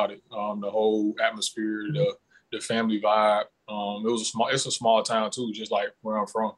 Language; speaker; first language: English; native; English